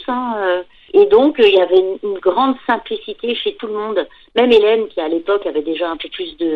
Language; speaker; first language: French; native; French